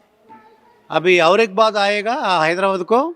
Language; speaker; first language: Hindi; non-native, local second language; Telugu